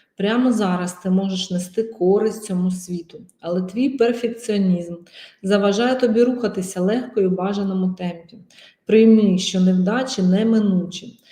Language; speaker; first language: Ukrainian; non-native, local second language; Russian